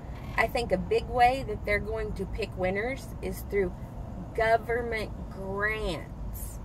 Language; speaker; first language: English; native; English